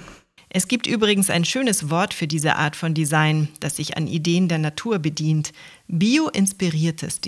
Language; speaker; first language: German; native; German